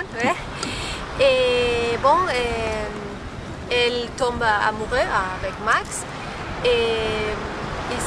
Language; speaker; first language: French; non-native, learner; Spanish